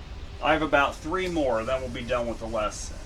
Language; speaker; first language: English; native; English